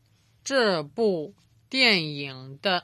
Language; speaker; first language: Chinese; non-native, learner; Serbian